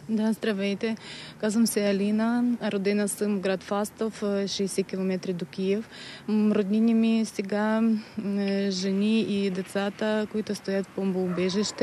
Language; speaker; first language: Bulgarian; non-native, learner; Ukrainian